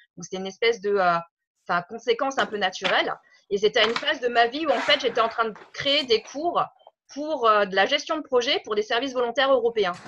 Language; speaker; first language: French; native; French